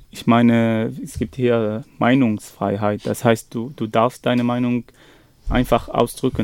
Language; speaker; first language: German; non-native, fluent; Arabic